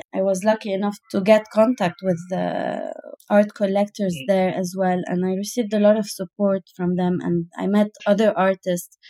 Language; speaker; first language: English; non-native, fluent; Arabic